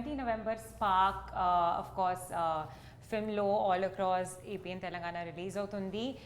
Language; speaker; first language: Telugu; non-native, learner; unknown